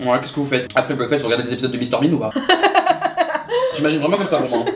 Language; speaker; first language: French; native; French